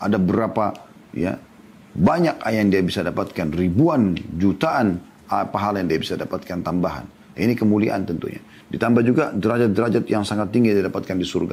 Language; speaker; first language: Indonesian; native; Indonesian